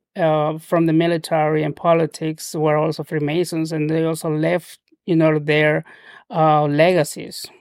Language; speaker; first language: English; non-native, fluent; Spanish